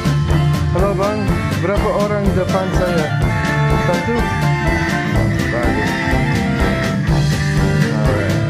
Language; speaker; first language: Indonesian; non-native, learner; English